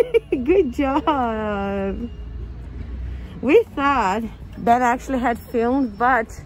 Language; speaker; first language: English; non-native, fluent; Portuguese